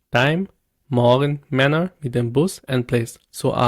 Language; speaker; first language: German; non-native, learner; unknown